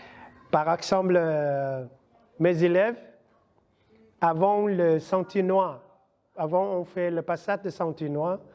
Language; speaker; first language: French; non-native, learner; Vietnamese